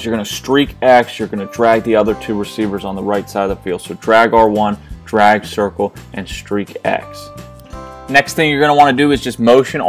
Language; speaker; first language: English; native; English